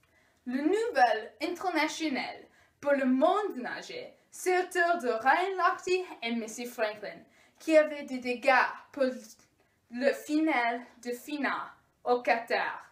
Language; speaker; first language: French; non-native, learner; English